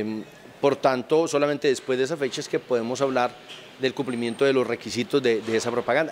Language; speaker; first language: Spanish; native; Spanish